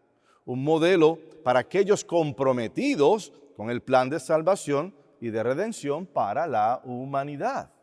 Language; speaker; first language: Spanish; native; Spanish